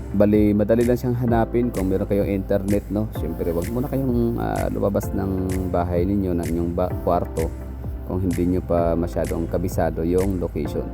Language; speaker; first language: Filipino; non-native, local second language; Cebuano